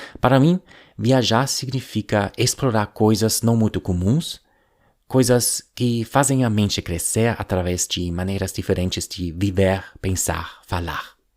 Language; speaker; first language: Portuguese; non-native, fluent; German